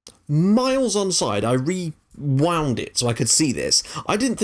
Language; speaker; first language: English; native; English